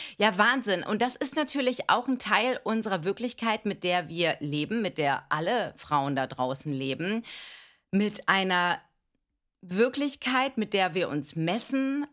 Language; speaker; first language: German; early bilingual, other home language; Greek